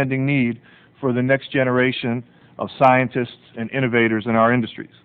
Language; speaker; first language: English; native; English